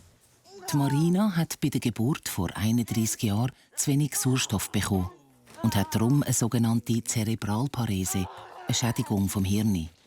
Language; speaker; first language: German; native; German